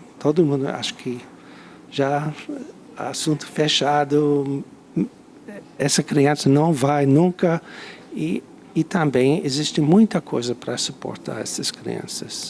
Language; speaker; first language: Portuguese; non-native, fluent; English